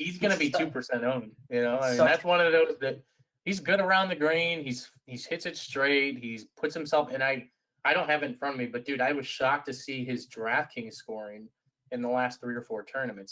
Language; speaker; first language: English; native; English